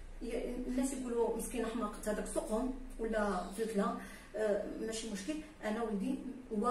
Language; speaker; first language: Arabic; native; Arabic